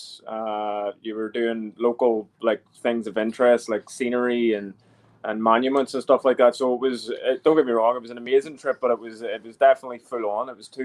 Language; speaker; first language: English; native; English